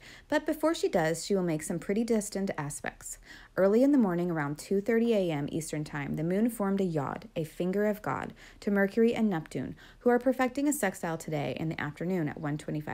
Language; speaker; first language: English; native; English